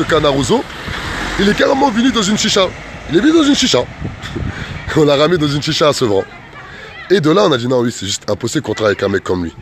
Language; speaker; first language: French; early bilingual, other home language; Soninke